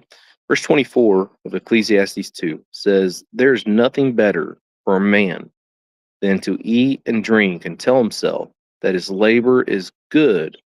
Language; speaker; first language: English; native; English